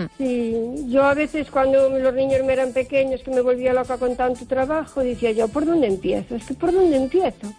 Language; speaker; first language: Spanish; non-native, local second language; Galician